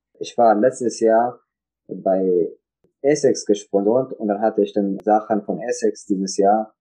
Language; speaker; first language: German; non-native, learner; Tigrinya